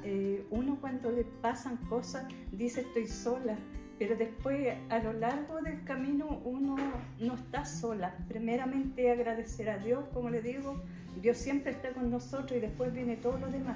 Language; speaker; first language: Spanish; native; Spanish